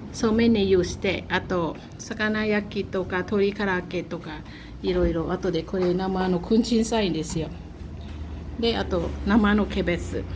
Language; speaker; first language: Japanese; non-native, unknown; Thai